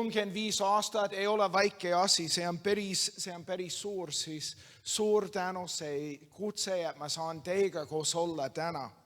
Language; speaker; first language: Estonian; non-native, learner; English